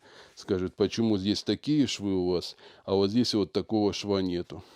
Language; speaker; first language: Russian; native; Russian